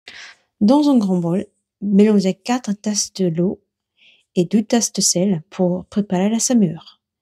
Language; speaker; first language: French; non-native, learner; Korean